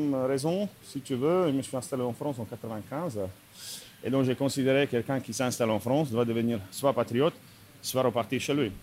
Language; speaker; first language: French; non-native, fluent; Slovak